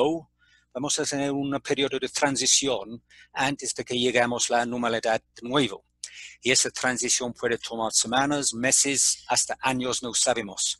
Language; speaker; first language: Spanish; non-native, fluent; English